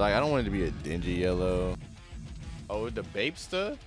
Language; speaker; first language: English; native; English